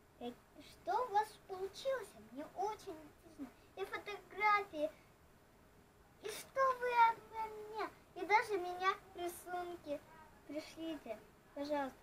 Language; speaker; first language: Russian; non-native, local second language; Ukrainian